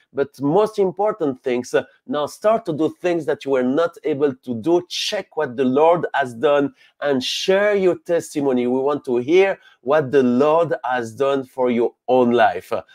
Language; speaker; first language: English; non-native, fluent; French